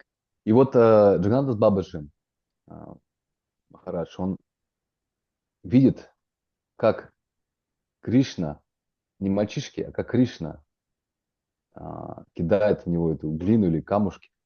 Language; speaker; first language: Russian; native; Russian